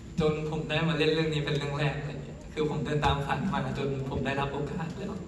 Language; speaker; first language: Thai; native; Thai